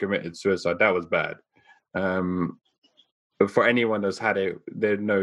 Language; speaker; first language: English; non-native, local second language; Afrikaans